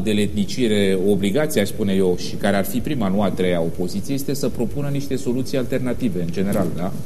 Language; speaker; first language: Romanian; non-native, fluent; French